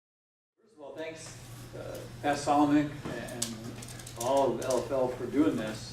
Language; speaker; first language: English; native; English